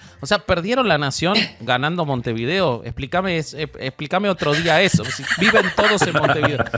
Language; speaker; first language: Spanish; native; Spanish